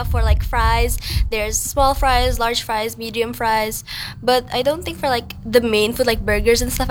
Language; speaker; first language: English; non-native, fluent; Indonesian